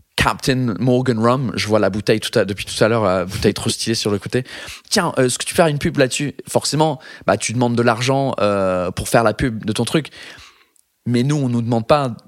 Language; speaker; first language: French; non-native, fluent; English